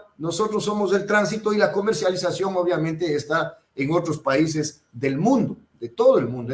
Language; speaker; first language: Spanish; native; Spanish